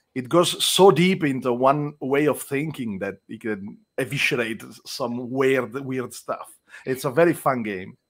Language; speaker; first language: English; non-native, fluent; Italian